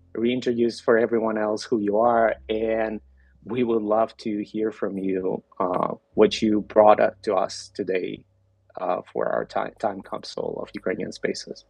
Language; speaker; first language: English; non-native, fluent; Ukrainian